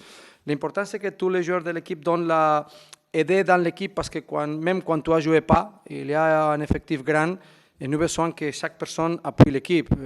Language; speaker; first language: French; non-native, fluent; Spanish